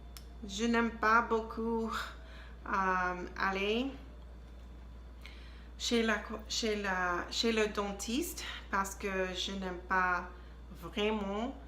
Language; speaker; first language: French; non-native, learner; English